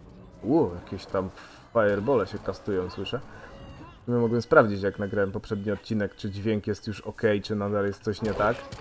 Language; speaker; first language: Polish; native; Polish